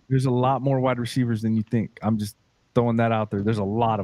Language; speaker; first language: English; native; English